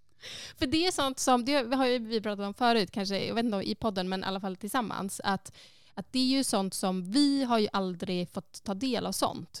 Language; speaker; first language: Swedish; native; Swedish